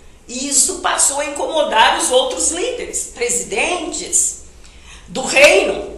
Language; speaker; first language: Portuguese; native; Portuguese